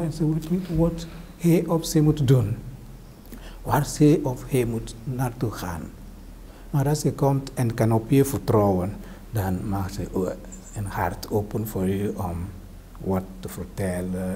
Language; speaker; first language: Dutch; non-native, learner; Igbo